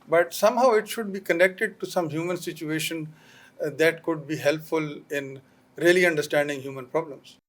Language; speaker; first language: English; non-native, local second language; Urdu